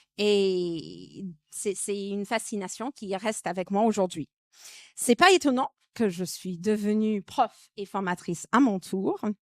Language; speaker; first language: French; non-native, fluent; English